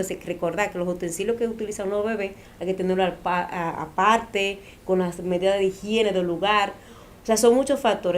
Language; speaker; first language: Spanish; native; Spanish